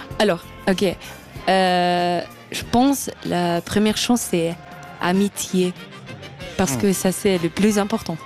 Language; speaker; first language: French; non-native, learner; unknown